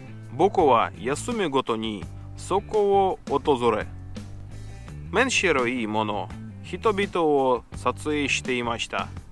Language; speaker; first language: Japanese; non-native, learner; Russian